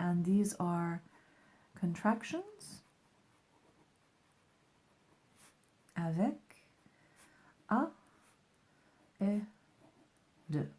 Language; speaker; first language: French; non-native, fluent; English